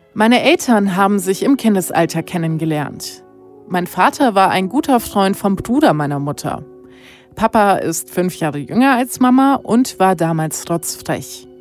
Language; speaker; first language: German; early bilingual, other home language; Romanian